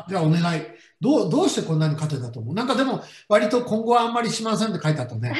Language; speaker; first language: Japanese; native; Japanese